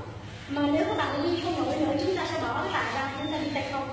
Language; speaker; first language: Vietnamese; native; Vietnamese